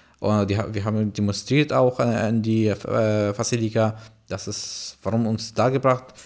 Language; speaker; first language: German; non-native, fluent; Arabic